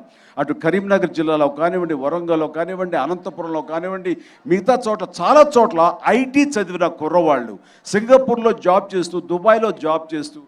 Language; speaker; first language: Telugu; native; Telugu